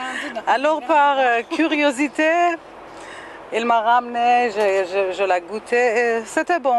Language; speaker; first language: French; non-native, learner; Persian